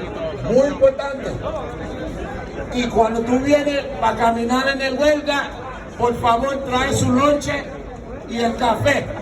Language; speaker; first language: Spanish; non-native, learner; English